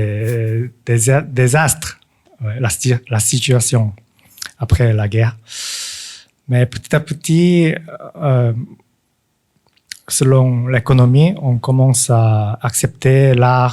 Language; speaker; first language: French; non-native, fluent; Korean